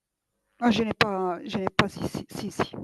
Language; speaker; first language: French; non-native, local second language; Arabic